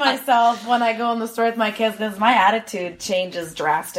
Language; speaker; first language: English; early bilingual, other home language; Norwegian